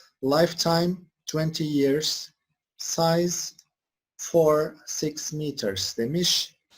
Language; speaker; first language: English; non-native, fluent; Turkish